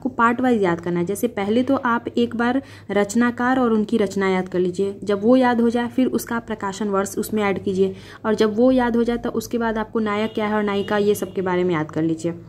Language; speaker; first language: Hindi; native; Hindi